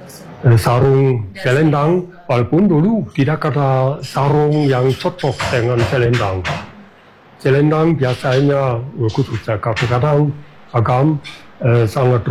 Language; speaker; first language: Indonesian; non-native, fluent; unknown